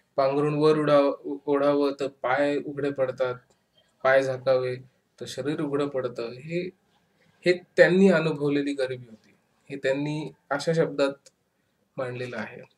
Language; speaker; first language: Marathi; native; Marathi